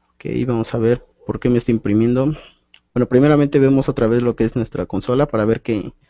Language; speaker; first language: Spanish; native; Spanish